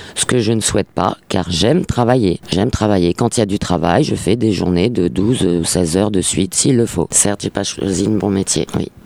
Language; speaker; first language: French; native; French